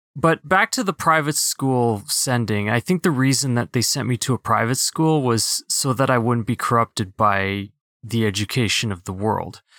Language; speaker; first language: English; early bilingual, other home language; Filipino